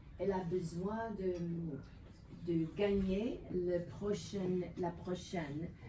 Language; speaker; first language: French; non-native, learner; English